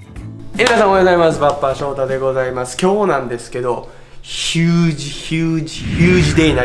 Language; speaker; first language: Japanese; native; Japanese